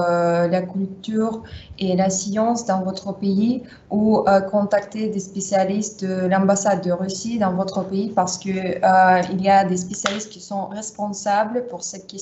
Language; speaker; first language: French; non-native, fluent; Russian